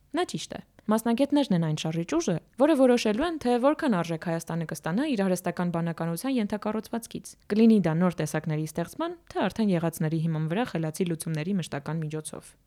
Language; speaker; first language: Armenian; native; Armenian